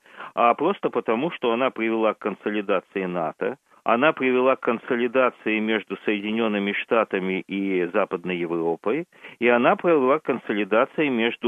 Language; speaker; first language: Russian; native; Russian